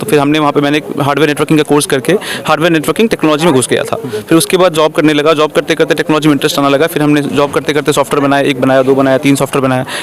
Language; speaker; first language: Hindi; non-native, local second language; Maithili